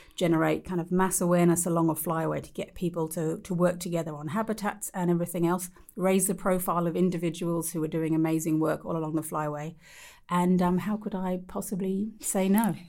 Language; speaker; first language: English; native; English